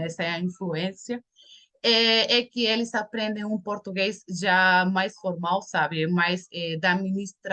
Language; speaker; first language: Portuguese; non-native, fluent; Spanish